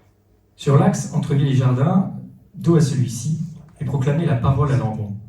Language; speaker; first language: French; native; French